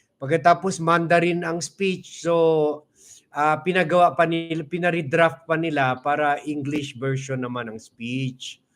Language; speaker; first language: Filipino; non-native, local second language; Cebuano